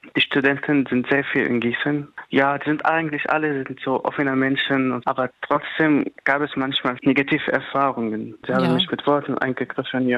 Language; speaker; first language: German; non-native, fluent; Arabic